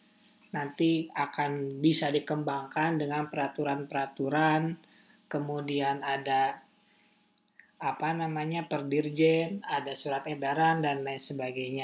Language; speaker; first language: Indonesian; native; Indonesian